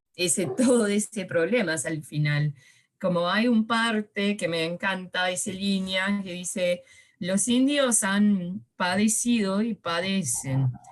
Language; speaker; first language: Spanish; early bilingual, heritage; Spanish